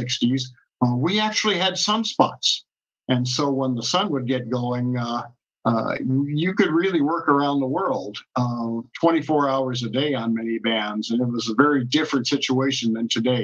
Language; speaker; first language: English; native; English